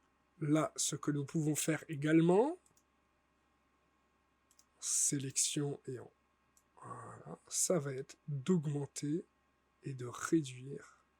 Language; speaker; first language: French; native; French